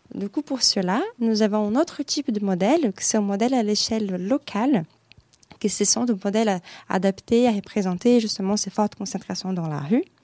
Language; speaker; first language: French; non-native, fluent; Portuguese